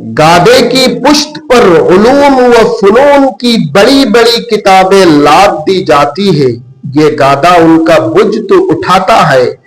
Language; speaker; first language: Urdu; non-native, local second language; Bangla